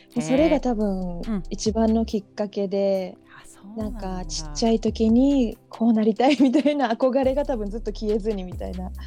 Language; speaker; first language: Japanese; native; Japanese